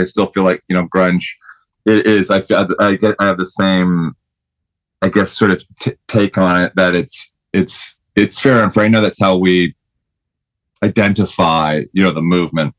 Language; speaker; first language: English; native; English